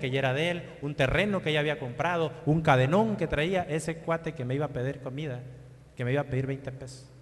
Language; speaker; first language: Spanish; native; Spanish